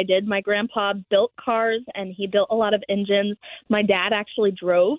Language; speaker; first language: English; native; English